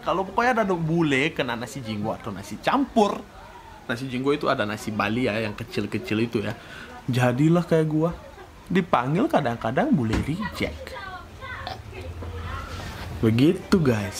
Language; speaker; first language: Indonesian; non-native, fluent; Russian